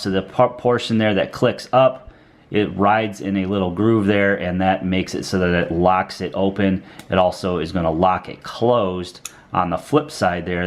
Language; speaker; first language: English; native; English